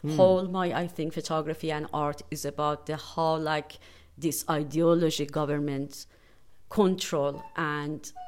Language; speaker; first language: English; non-native, fluent; Persian